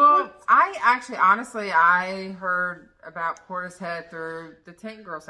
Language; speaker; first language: English; native; English